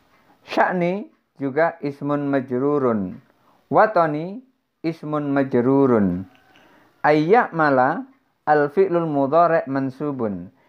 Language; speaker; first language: Arabic; non-native, fluent; Indonesian